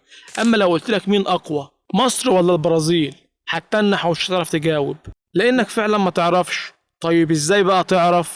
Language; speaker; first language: Arabic; native; Arabic